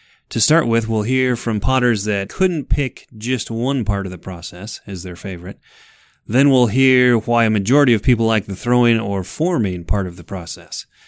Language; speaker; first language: English; native; English